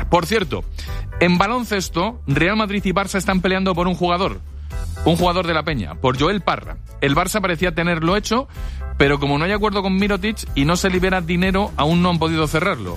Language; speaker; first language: Spanish; native; Spanish